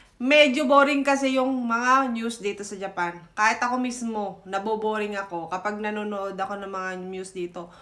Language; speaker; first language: Filipino; native; Filipino